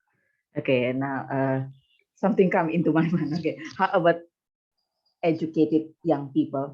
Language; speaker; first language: English; non-native, fluent; Indonesian